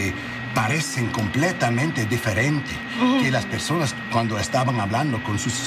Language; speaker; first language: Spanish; non-native, learner; English